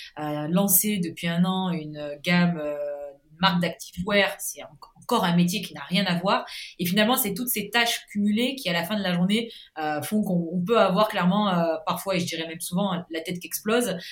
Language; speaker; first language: French; native; French